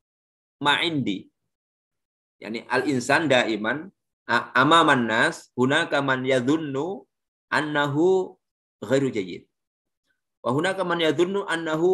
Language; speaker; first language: Arabic; non-native, fluent; Indonesian